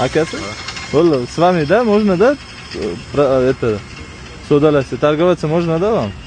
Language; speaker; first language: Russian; non-native, fluent; Uzbek